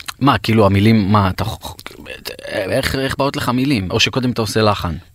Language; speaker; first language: Hebrew; native; Hebrew